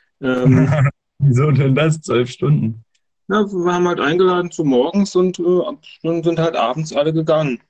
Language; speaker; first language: German; native; German